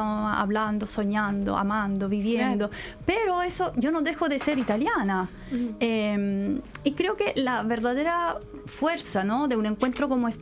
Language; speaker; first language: Spanish; non-native, fluent; Italian